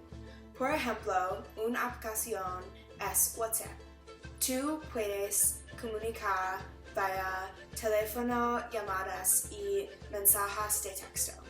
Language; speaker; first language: Spanish; non-native, learner; English